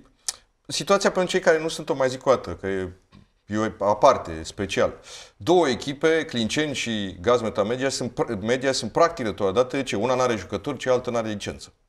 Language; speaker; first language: Romanian; native; Romanian